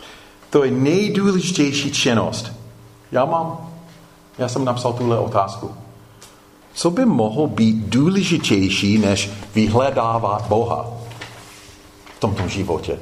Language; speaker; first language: Czech; non-native, fluent; English